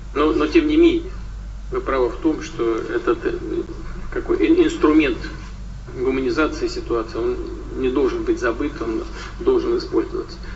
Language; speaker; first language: Russian; native; Russian